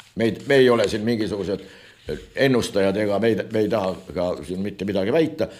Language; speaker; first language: Estonian; native; Estonian